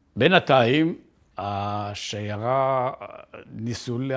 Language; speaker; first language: Hebrew; native; Hebrew